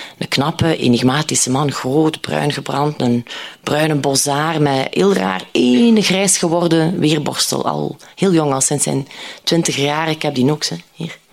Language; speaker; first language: Dutch; native; Dutch